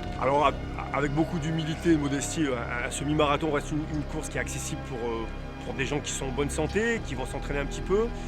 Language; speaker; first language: French; native; French